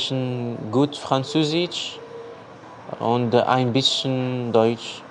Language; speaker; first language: German; non-native, learner; Arabic